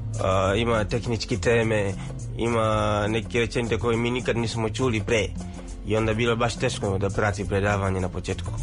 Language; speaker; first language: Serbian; non-native, learner; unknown